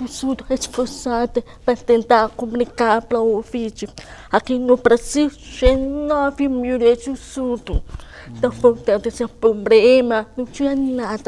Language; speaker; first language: Portuguese; non-native, local second language; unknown